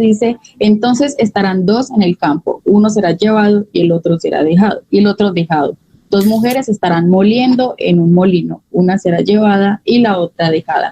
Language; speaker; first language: Spanish; native; Spanish